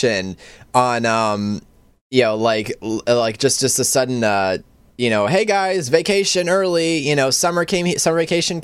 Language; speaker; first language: English; native; English